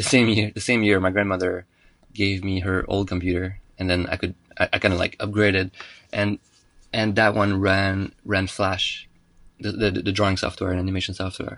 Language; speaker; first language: English; non-native, fluent; French